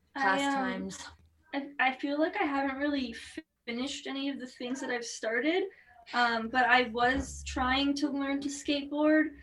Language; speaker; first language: English; native; English